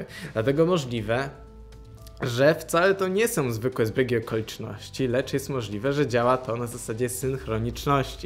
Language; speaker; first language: Polish; native; Polish